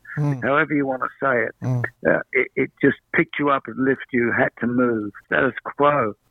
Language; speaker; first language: English; native; English